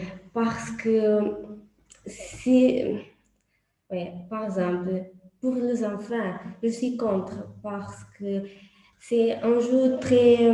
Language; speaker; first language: French; non-native, learner; Portuguese